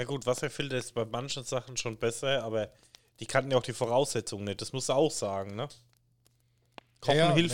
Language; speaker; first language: German; native; German